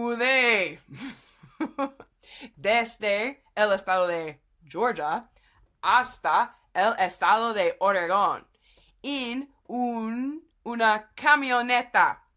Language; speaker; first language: Spanish; non-native, fluent; English